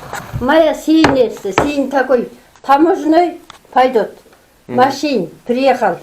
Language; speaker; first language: Russian; non-native, learner; Kazakh